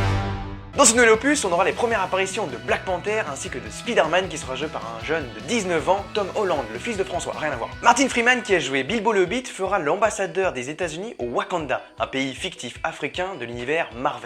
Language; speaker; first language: French; native; French